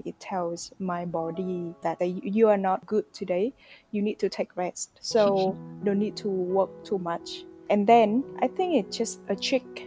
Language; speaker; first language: English; non-native, fluent; Vietnamese